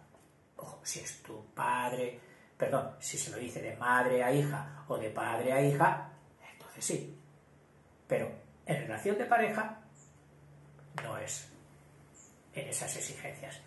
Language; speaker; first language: Spanish; native; Spanish